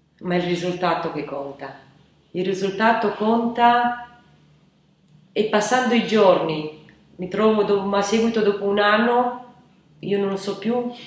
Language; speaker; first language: Italian; non-native, fluent; Romanian